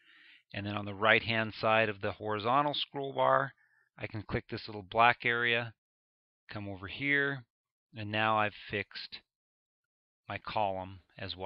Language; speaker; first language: English; native; English